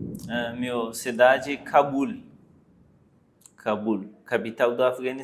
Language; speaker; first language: Portuguese; non-native, learner; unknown